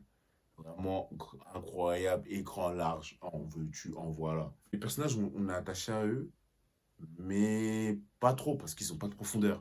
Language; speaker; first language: French; native; French